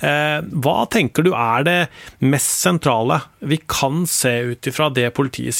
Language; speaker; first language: Norwegian; native; Norwegian